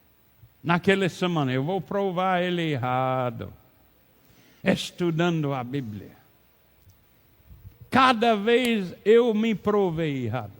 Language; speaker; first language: Portuguese; non-native, learner; English